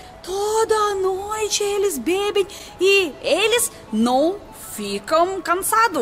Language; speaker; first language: Portuguese; non-native, learner; Russian